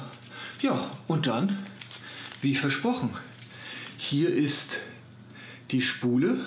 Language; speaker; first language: German; native; German